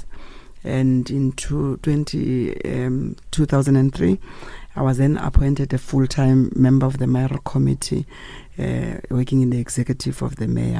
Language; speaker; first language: English; non-native, local second language; Tswana